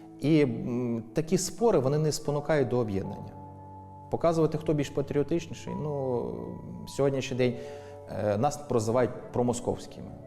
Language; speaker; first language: Ukrainian; native; Ukrainian